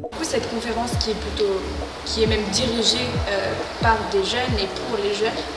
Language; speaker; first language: French; native; French